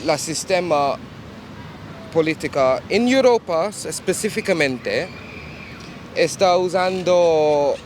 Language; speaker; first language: Spanish; non-native, learner; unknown